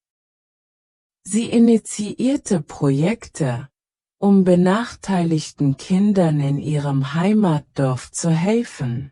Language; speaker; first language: German; native; German